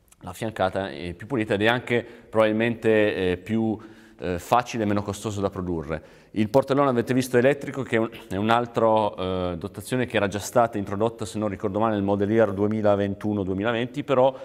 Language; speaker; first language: Italian; native; Italian